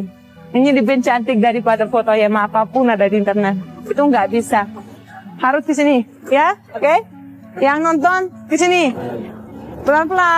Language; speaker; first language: Indonesian; non-native, fluent; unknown